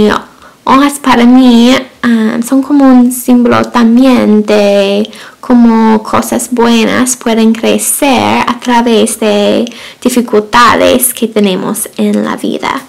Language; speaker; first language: Spanish; non-native, fluent; English